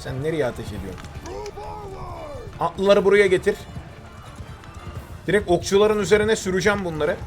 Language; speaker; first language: Turkish; native; Turkish